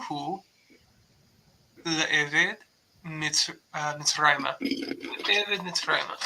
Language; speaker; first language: Hebrew; non-native, learner; English